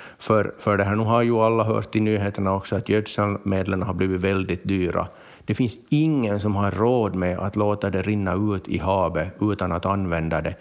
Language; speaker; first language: Swedish; native; Swedish